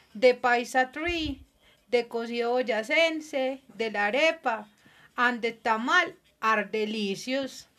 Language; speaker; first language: English; non-native, fluent; Spanish